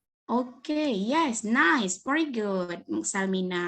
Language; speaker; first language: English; non-native, learner; Indonesian